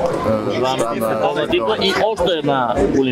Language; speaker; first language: Bulgarian; native; Bulgarian